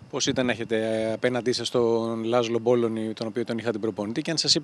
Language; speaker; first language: Greek; native; Greek